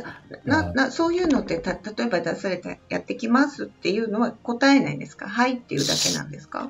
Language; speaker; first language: Japanese; non-native, learner; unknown